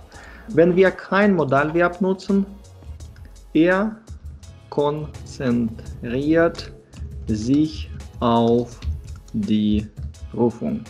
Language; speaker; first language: German; non-native, fluent; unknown